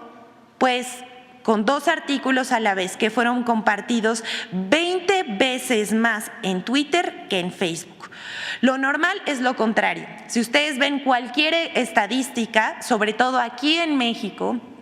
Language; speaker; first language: Spanish; native; Spanish